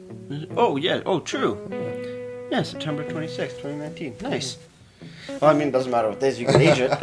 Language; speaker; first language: English; native; English